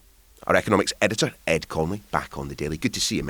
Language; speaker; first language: English; native; English